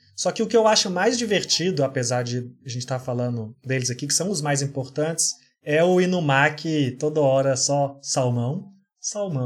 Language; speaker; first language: Portuguese; native; Portuguese